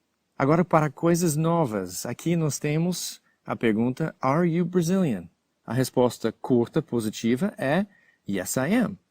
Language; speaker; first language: Portuguese; non-native, fluent; English